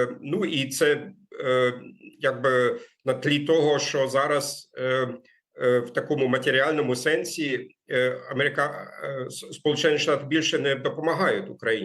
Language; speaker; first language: Ukrainian; non-native, fluent; German